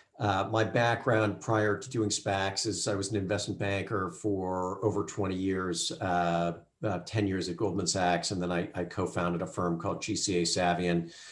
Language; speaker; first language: English; native; English